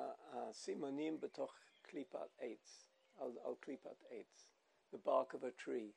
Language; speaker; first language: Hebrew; non-native, fluent; English